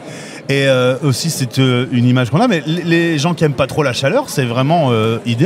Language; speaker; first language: French; native; French